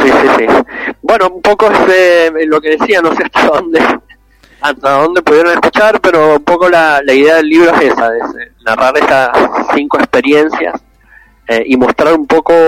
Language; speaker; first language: Spanish; native; Spanish